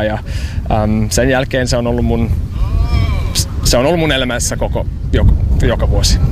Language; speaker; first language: Finnish; non-native, learner; English